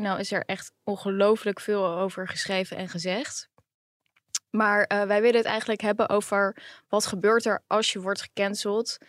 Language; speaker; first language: Dutch; native; Dutch